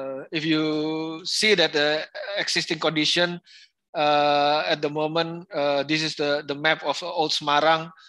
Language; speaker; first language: English; non-native, fluent; Indonesian